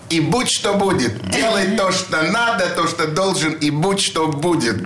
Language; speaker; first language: Russian; native; Russian